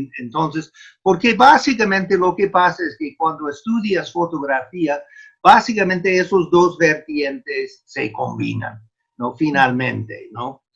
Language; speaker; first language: Spanish; non-native, fluent; English